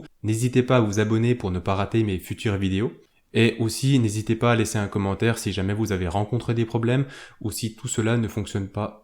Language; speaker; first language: French; native; French